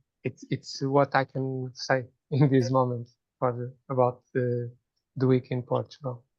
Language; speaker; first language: English; non-native, fluent; Portuguese